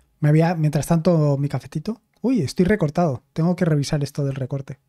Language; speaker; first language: Spanish; native; Spanish